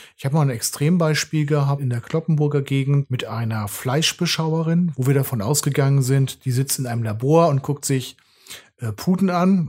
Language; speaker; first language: German; native; German